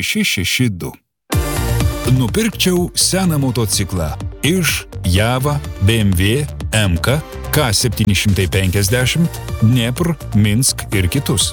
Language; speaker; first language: Lithuanian; native; Lithuanian